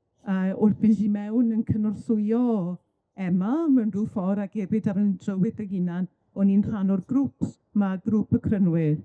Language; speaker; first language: Welsh; native; Welsh